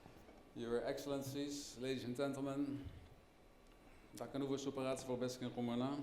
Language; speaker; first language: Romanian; non-native, fluent; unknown